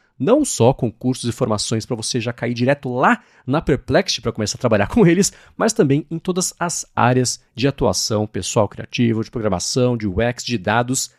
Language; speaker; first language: Portuguese; native; Portuguese